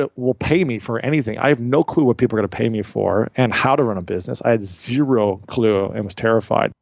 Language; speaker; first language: English; native; English